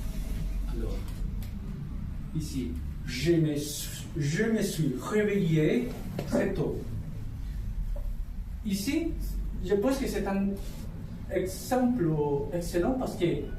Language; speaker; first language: French; non-native, fluent; Spanish